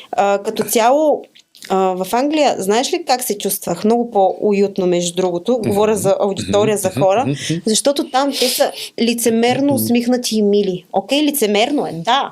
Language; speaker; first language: Bulgarian; native; Bulgarian